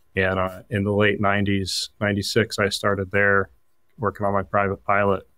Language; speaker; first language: English; native; English